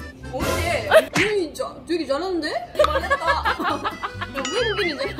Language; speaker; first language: Korean; non-native, learner; Filipino